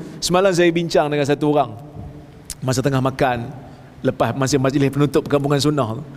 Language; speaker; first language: Malay; native; Malay